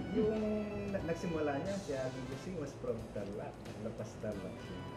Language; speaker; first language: Filipino; non-native, local second language; Pampanga